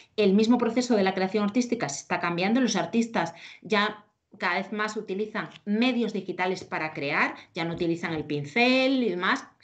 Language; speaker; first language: Spanish; native; Spanish